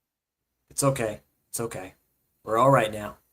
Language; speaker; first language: English; native; English